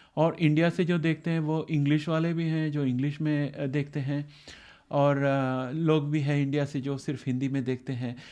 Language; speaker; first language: Hindi; non-native, local second language; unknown